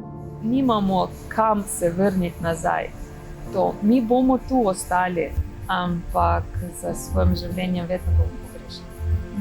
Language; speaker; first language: Slovenian; non-native, learner; Russian